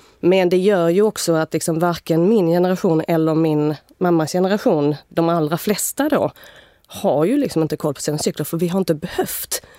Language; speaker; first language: Swedish; native; Swedish